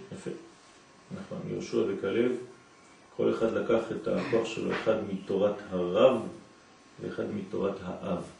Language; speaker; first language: Hebrew; non-native, fluent; French